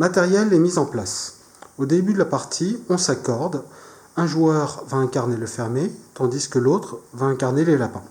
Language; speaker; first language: French; native; French